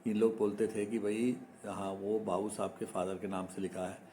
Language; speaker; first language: Hindi; non-native, local second language; Malayalam